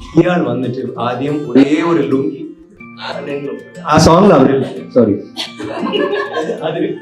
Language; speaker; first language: Malayalam; non-native, learner; Tamil